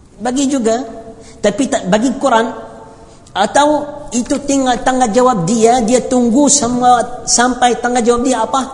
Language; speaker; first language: Malay; non-native, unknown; Arabic